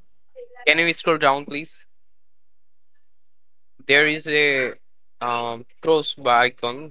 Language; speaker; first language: English; non-native, fluent; Bangla